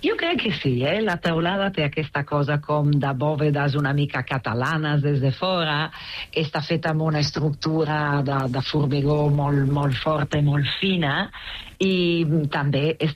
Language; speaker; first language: Catalan; non-native, fluent; Italian